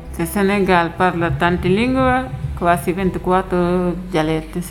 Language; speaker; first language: Italian; non-native, learner; Wolof